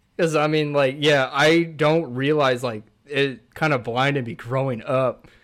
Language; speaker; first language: English; native; English